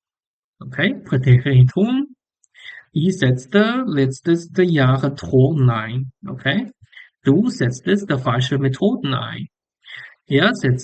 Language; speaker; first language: German; non-native, learner; English